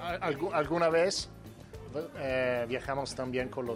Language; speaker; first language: Portuguese; non-native, learner; Italian